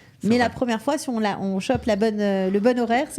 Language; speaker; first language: French; native; French